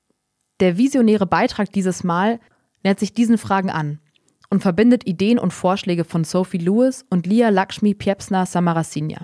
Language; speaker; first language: German; native; German